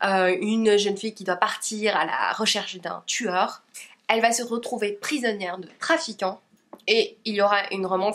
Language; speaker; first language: French; native; French